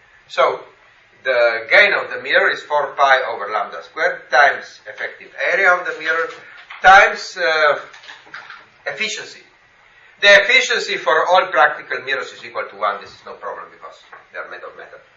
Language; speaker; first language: English; non-native, fluent; Slovenian